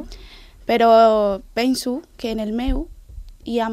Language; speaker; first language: Catalan; non-native, learner; Spanish